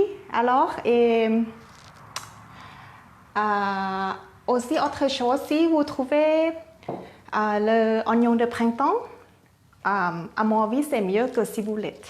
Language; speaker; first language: French; non-native, fluent; Thai